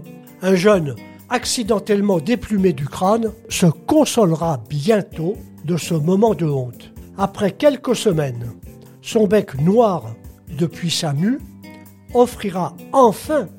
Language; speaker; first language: French; native; French